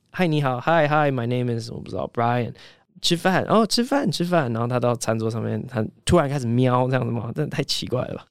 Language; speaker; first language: Chinese; native; Chinese